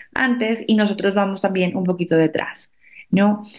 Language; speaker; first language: Spanish; native; Spanish